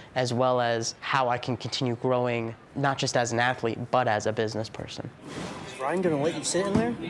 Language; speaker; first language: English; native; English